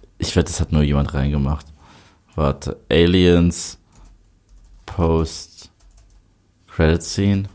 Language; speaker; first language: German; native; German